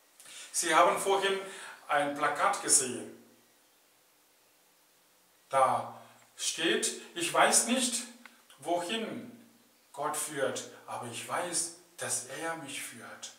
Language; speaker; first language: German; non-native, fluent; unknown